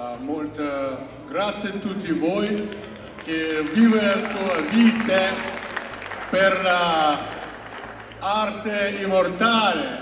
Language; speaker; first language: Italian; non-native, learner; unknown